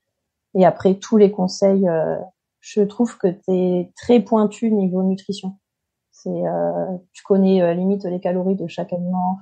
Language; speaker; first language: French; native; French